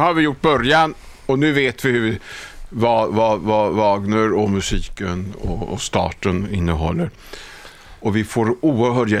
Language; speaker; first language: Swedish; native; Swedish